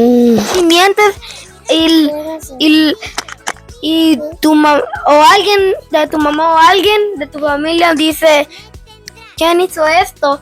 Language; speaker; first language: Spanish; early bilingual, heritage; Spanish